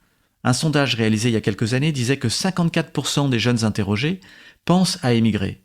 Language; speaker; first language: French; native; French